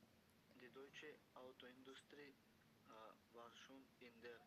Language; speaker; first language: German; non-native, learner; Macedonian